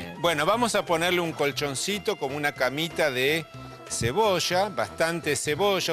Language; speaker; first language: Spanish; native; Spanish